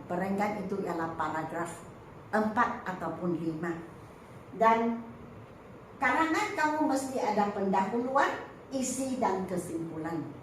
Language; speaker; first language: Malay; non-native, local second language; Chinese